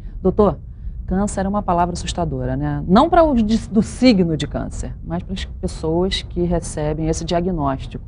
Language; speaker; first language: Portuguese; native; Portuguese